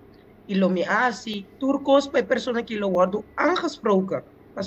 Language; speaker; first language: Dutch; non-native, local second language; Papiamento